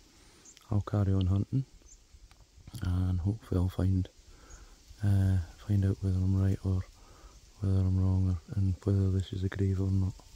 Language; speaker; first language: English; native; English